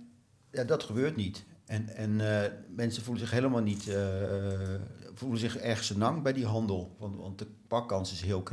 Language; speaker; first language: Dutch; native; Dutch